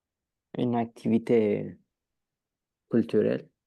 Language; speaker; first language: French; non-native, learner; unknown